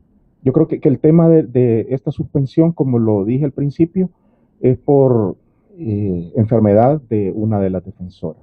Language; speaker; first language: Spanish; native; Spanish